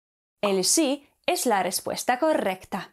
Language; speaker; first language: Spanish; non-native, fluent; Polish